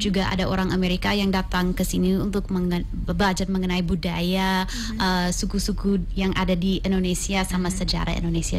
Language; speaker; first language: Indonesian; non-native, fluent; English